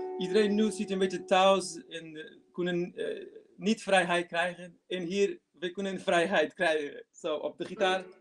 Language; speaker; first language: Dutch; non-native, learner; Portuguese